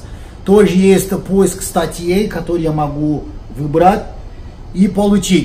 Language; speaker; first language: Russian; non-native, learner; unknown